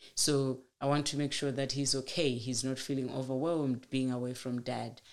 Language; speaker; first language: English; non-native, local second language; Shona